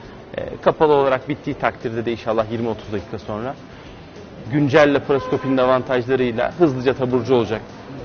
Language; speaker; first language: Turkish; native; Turkish